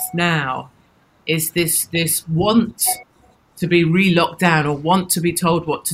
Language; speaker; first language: English; native; English